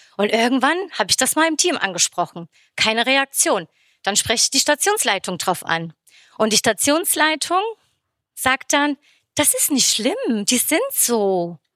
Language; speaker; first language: German; early bilingual, other home language; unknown